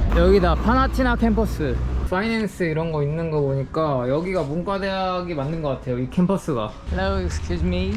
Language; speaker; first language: Korean; native; Korean